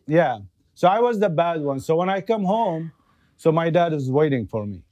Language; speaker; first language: English; non-native, learner; Arabic